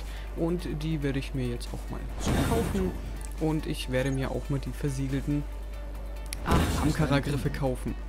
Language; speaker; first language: German; native; German